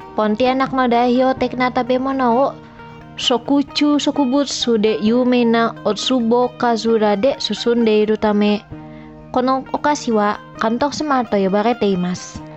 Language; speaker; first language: Japanese; non-native, fluent; Indonesian